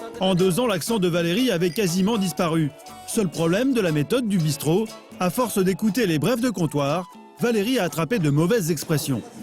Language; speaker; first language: French; native; French